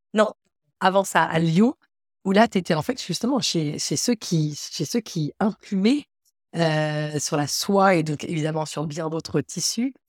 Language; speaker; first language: French; native; French